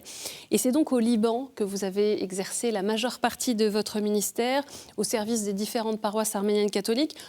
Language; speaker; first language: French; native; French